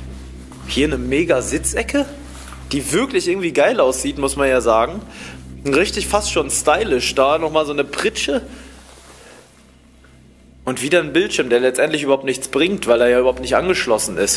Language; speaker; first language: German; native; German